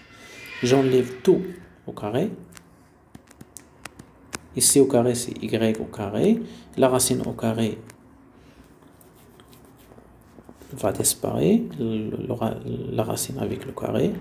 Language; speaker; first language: French; non-native, local second language; Arabic